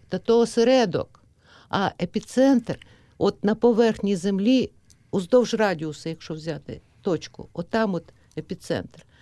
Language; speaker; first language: Ukrainian; native; Ukrainian